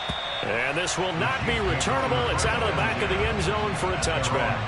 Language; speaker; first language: English; native; English